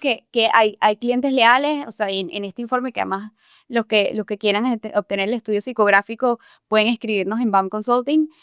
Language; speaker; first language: Spanish; native; Spanish